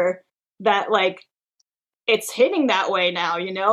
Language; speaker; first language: English; non-native, fluent; Hebrew